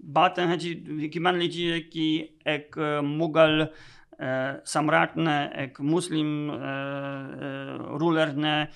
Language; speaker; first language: Hindi; non-native, fluent; Polish